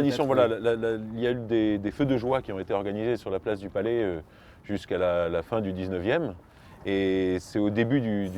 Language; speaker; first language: French; native; French